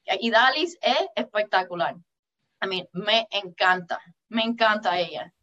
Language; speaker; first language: Spanish; early bilingual, heritage; English